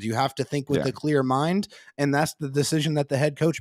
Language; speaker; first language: English; native; English